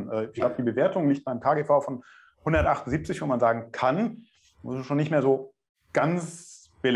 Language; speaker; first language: German; native; German